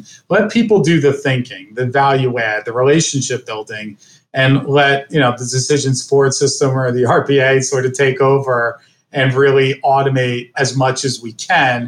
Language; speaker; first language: English; native; English